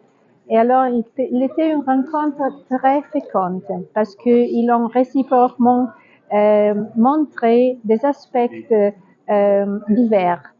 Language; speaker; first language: French; non-native, fluent; Italian